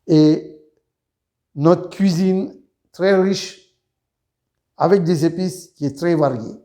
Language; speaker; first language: French; non-native, fluent; Sinhala